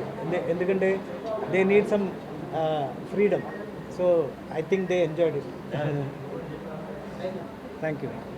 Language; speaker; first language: Telugu; non-native, fluent; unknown